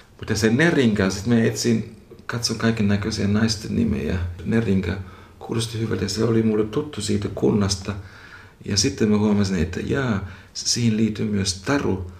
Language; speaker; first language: Finnish; non-native, fluent; German